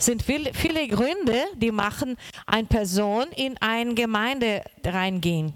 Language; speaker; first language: German; non-native, learner; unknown